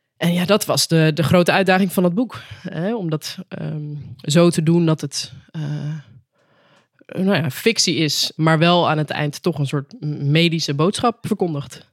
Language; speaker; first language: Dutch; native; Dutch